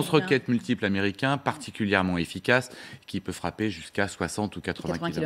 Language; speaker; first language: French; native; French